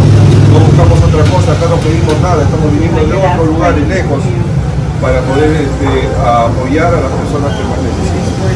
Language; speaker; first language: Spanish; native; Spanish